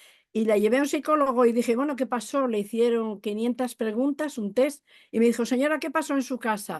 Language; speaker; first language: Spanish; native; Spanish